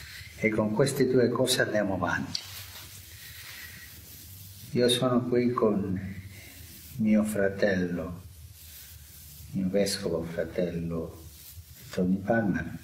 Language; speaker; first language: Italian; non-native, fluent; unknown